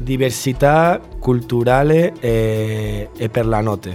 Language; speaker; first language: Italian; non-native, learner; Spanish